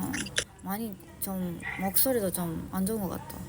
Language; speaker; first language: Korean; non-native, learner; Japanese